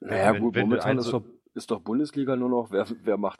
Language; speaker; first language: German; native; German